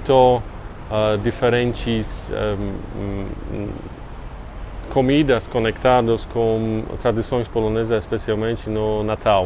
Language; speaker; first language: Portuguese; non-native, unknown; Polish